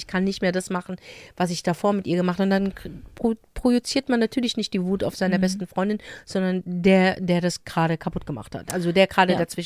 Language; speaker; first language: German; native; German